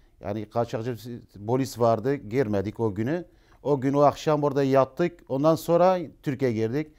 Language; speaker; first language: Turkish; non-native, learner; Arabic